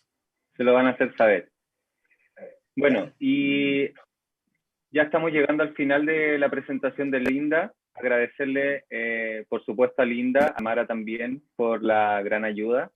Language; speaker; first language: Spanish; native; Spanish